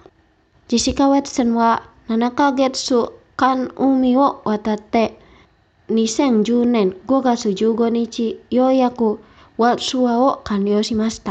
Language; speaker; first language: Japanese; non-native, fluent; Indonesian